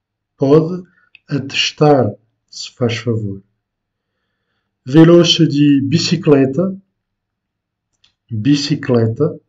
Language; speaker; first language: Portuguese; non-native, fluent; French